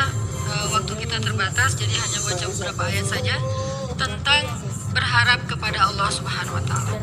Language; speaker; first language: Indonesian; native; Indonesian